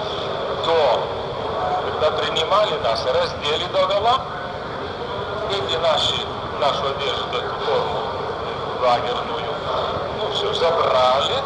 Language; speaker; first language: Russian; non-native, fluent; Lithuanian